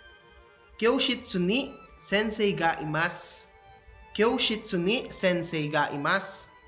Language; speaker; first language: Japanese; non-native, fluent; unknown